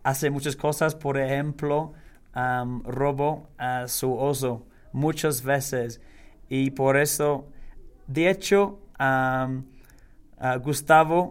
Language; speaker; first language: Spanish; non-native, learner; English